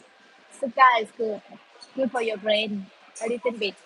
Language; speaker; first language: English; non-native, learner; Thai